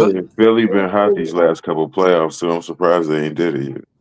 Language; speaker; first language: English; native; English